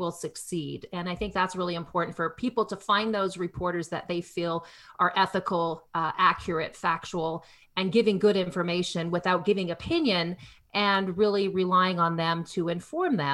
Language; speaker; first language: English; native; English